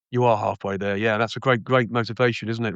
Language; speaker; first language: English; native; English